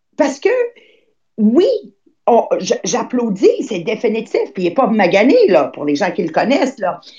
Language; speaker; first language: French; native; French